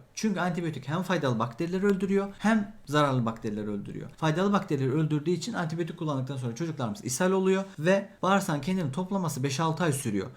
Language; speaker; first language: Turkish; native; Turkish